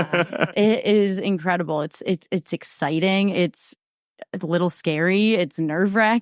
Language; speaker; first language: English; native; English